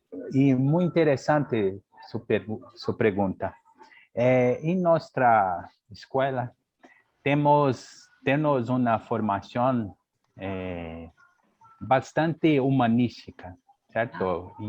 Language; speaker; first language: Spanish; non-native, learner; Portuguese